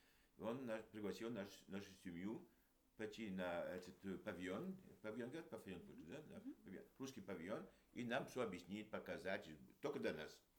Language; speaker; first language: Russian; early bilingual, heritage; Russian